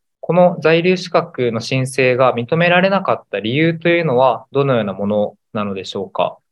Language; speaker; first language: Japanese; native; Japanese